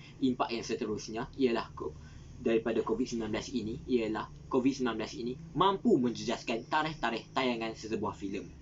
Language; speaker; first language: Malay; native; Malay